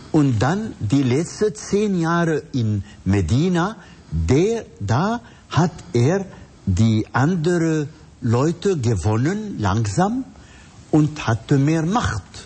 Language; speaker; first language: German; non-native, fluent; Arabic